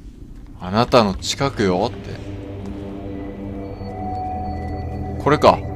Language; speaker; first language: Japanese; native; Japanese